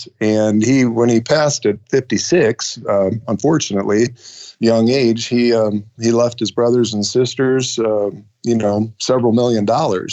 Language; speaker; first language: English; native; English